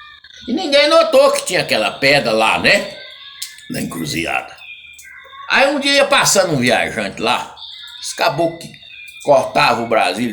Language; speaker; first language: Portuguese; native; Portuguese